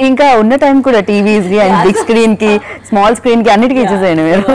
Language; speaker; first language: Telugu; native; Telugu